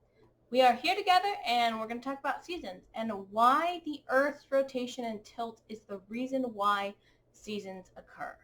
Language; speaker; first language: English; native; English